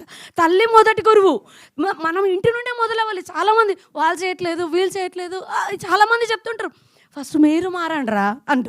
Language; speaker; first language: Telugu; native; Telugu